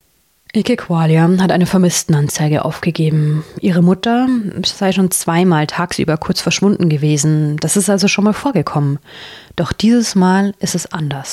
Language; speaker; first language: German; native; German